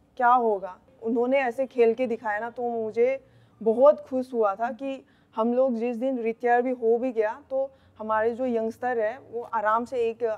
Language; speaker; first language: Hindi; non-native, local second language; Manipuri